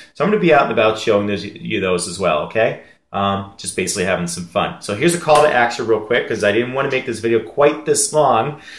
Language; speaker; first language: English; native; English